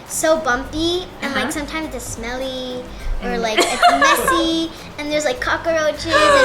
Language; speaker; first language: English; non-native, fluent; Japanese